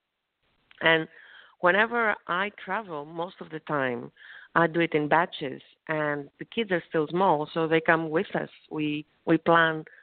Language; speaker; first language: English; non-native, fluent; Greek